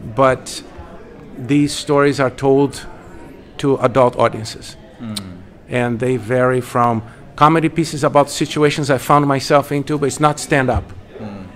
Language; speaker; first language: English; non-native, fluent; Portuguese